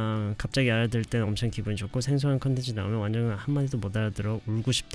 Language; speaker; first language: Korean; native; Korean